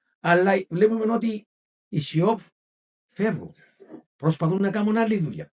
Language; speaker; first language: Greek; native; Greek